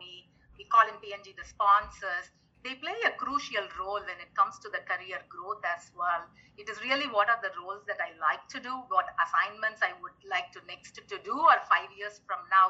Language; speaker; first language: English; non-native, local second language; Tamil